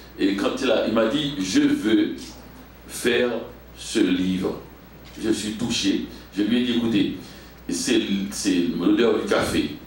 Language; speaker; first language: French; non-native, local second language; Haitian Creole